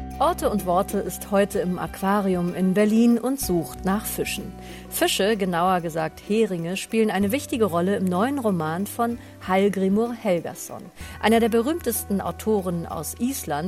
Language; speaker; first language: German; native; German